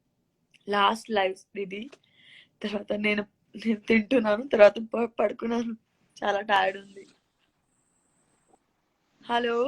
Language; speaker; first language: Telugu; non-native, learner; Gujarati